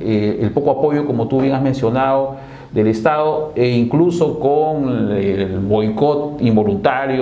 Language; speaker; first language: Spanish; native; Spanish